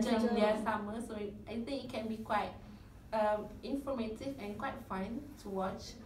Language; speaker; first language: English; non-native, local second language; Malay